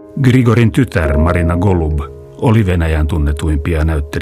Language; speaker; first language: Finnish; native; Finnish